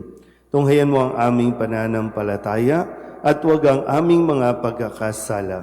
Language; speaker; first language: Filipino; native; Filipino